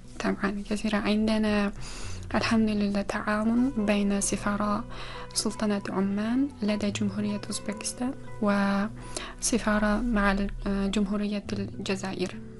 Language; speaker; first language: Arabic; non-native, fluent; Uzbek